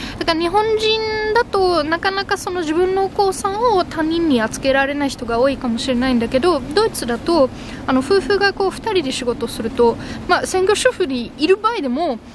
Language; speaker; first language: Japanese; non-native, fluent; German